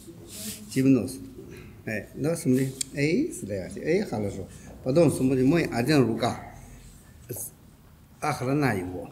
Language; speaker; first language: Russian; non-native, learner; Chinese